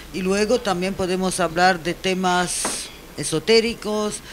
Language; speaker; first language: Spanish; non-native, fluent; Romanian